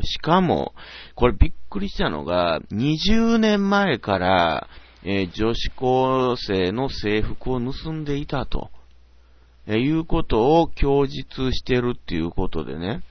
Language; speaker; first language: Japanese; native; Japanese